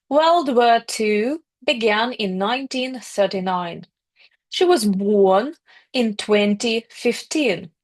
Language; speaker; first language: English; non-native, fluent; Ukrainian